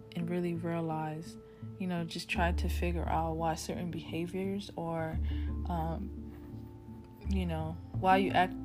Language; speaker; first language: English; early bilingual, other home language; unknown